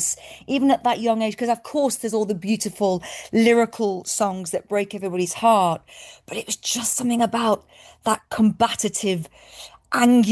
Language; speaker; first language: English; native; English